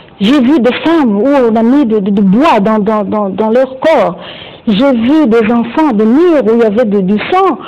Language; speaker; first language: French; non-native, local second language; Kinyarwanda